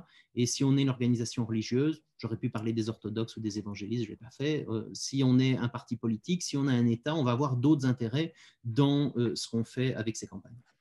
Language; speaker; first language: French; native; French